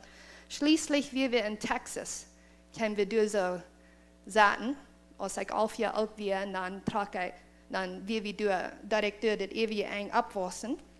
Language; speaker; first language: German; non-native, learner; Plautdietsch